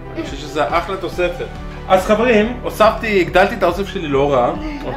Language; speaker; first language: Hebrew; native; Hebrew